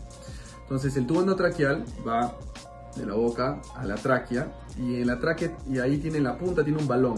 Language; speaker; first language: Spanish; native; Spanish